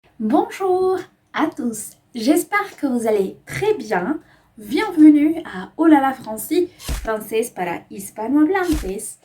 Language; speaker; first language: French; non-native, fluent; Spanish